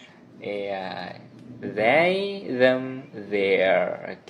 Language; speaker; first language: English; non-native, fluent; Indonesian